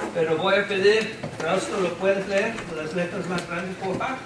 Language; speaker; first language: Spanish; non-native, fluent; English